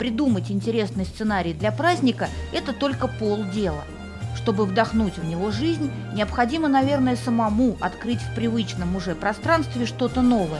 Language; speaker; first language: Russian; native; Russian